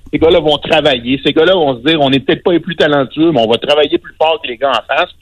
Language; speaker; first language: French; native; French